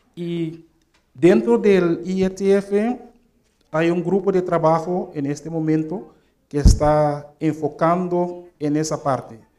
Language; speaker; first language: Spanish; non-native, fluent; Papiamento